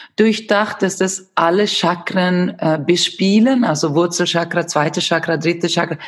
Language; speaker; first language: German; non-native, fluent; Swedish